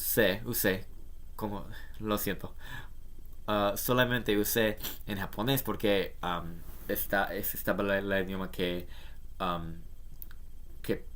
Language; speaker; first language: Spanish; non-native, learner; English